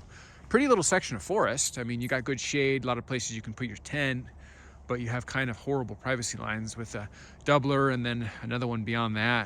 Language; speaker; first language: English; native; English